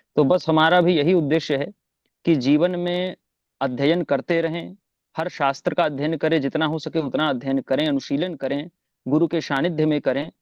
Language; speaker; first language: Hindi; native; Hindi